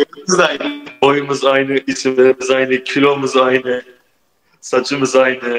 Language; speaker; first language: Turkish; native; Turkish